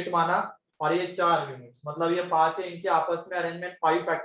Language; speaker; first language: Hindi; native; Hindi